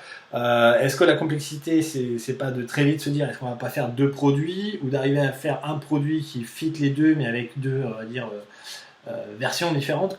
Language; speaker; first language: French; native; French